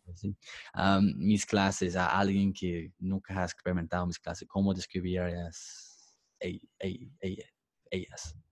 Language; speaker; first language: Spanish; non-native, fluent; English